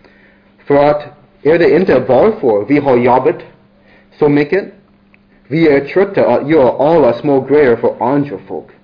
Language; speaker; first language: Swedish; non-native, learner; English